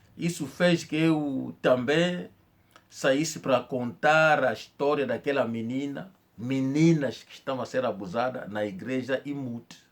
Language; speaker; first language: Portuguese; non-native, fluent; Kongo